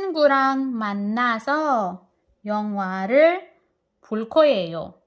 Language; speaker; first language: Korean; non-native, fluent; Filipino